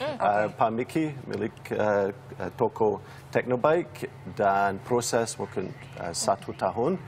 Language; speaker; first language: Indonesian; non-native, learner; English